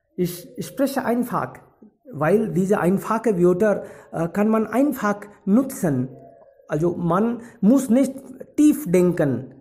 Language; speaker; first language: German; non-native, fluent; Hindi